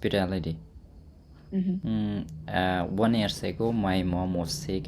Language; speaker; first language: English; non-native, learner; Hindi